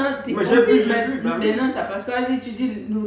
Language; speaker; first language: French; non-native, learner; Haitian Creole